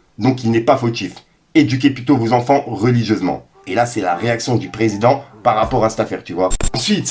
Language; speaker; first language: French; native; French